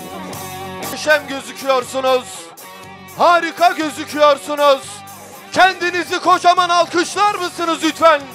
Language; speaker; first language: Turkish; native; Turkish